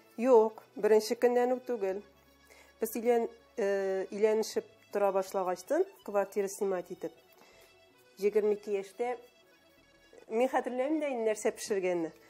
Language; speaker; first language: Tatar; native; Tatar